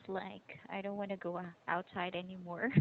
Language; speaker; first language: English; non-native, fluent; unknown